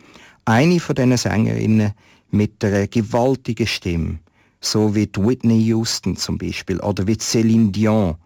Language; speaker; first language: German; native; German